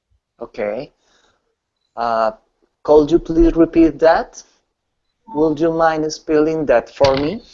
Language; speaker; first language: English; non-native, learner; Spanish